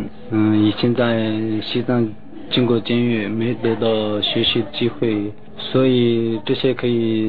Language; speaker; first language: Chinese; non-native, local second language; Tibetan